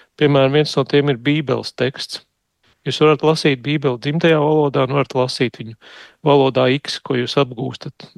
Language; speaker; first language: Latvian; native; Latvian